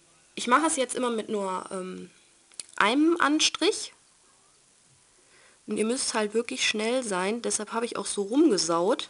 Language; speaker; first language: German; native; German